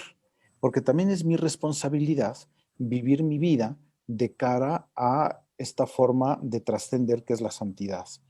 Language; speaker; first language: Spanish; native; Spanish